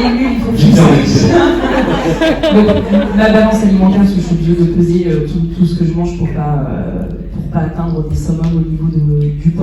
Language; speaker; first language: French; native; French